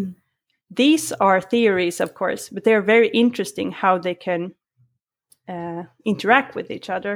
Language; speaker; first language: English; non-native, fluent; Swedish